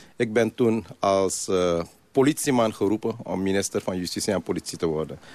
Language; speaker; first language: Dutch; non-native, local second language; Caribbean Hindustani